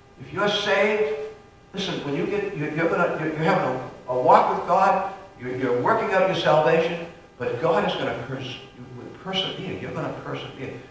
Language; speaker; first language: English; native; English